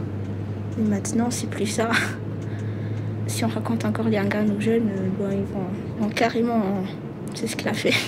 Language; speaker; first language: French; non-native, local second language; Malagasy